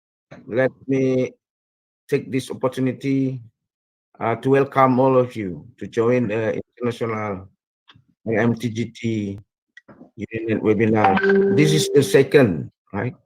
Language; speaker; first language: English; non-native, fluent; Indonesian